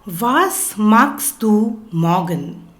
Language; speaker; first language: German; non-native, fluent; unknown